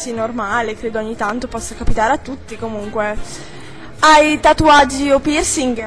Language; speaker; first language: Italian; native; Italian